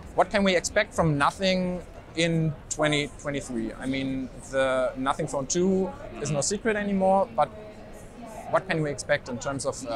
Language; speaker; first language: English; non-native, fluent; German